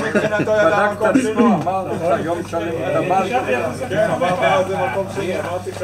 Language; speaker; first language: Hebrew; native; Hebrew